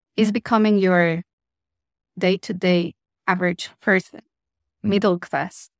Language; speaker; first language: English; non-native, fluent; Spanish